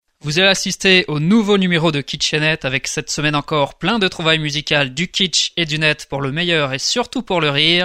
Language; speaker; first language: French; native; French